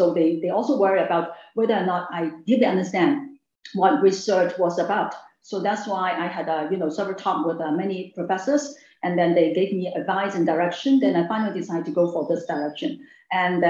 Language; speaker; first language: English; non-native, local second language; Cantonese